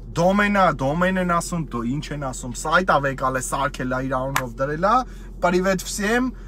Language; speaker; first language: Armenian; native; Armenian